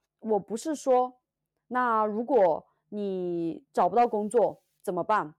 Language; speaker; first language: Chinese; native; Chinese